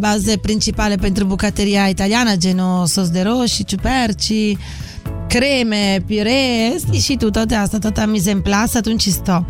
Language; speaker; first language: Romanian; non-native, fluent; Italian